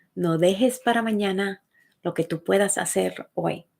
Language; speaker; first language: Spanish; early bilingual, heritage; Spanish